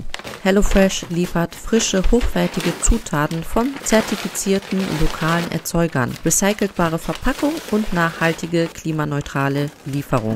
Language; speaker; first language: German; native; German